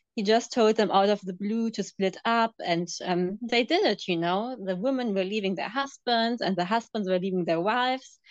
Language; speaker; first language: English; non-native, fluent; German